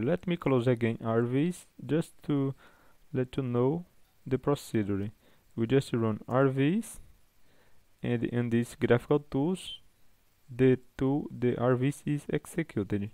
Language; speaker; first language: English; non-native, fluent; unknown